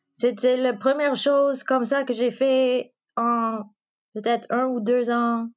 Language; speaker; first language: French; non-native, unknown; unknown